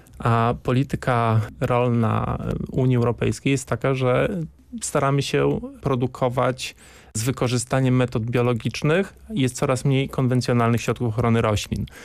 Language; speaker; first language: Polish; native; Polish